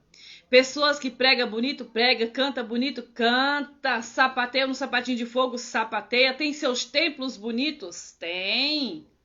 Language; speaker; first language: Portuguese; native; Portuguese